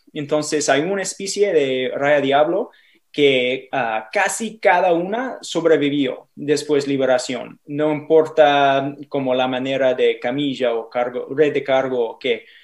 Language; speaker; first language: Spanish; non-native, learner; English